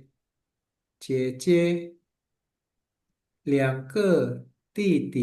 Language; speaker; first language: Chinese; non-native, learner; Indonesian